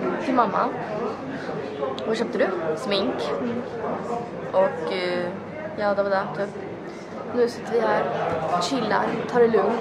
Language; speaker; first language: Swedish; early bilingual, other home language; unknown